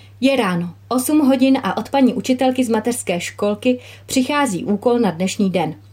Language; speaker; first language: Czech; native; Czech